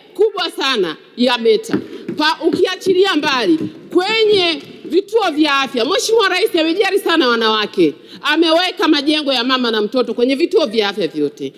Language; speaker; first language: Swahili; native; Swahili